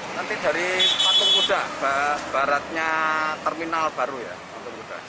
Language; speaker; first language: Indonesian; native; Indonesian